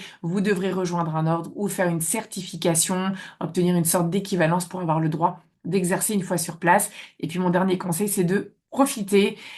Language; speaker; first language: French; native; French